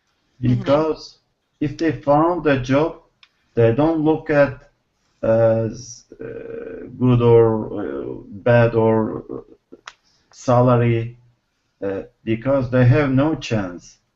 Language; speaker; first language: English; non-native, learner; Turkish